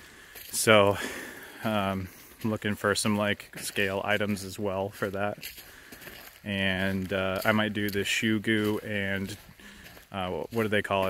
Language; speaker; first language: English; native; English